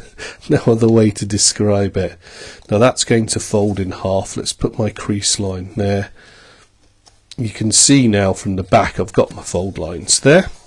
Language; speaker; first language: English; native; English